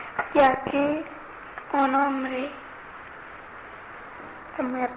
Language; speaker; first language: Spanish; non-native, learner; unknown